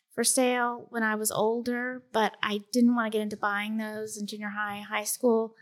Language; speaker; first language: English; native; English